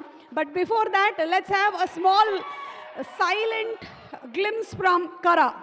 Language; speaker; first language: Telugu; native; Telugu